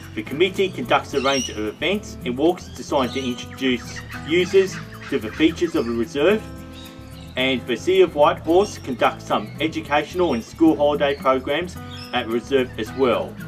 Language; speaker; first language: English; native; English